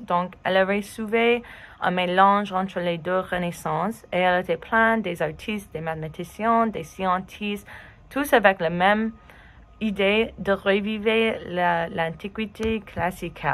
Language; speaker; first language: French; non-native, learner; English